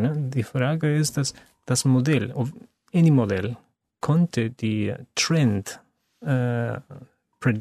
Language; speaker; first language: German; non-native, fluent; Spanish